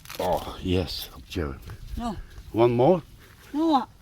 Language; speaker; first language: English; non-native, learner; Polish